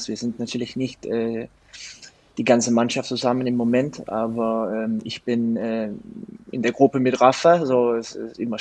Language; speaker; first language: German; non-native, learner; Danish